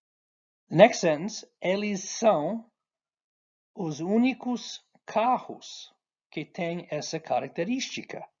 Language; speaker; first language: Portuguese; non-native, fluent; English